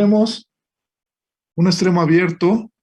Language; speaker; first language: Spanish; native; Spanish